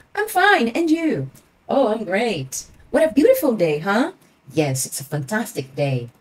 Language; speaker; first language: English; non-native, fluent; Portuguese